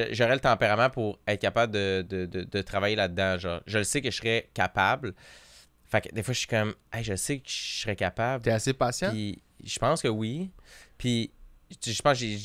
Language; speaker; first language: French; native; French